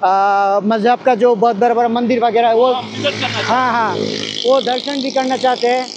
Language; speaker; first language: Hindi; non-native, learner; Bangla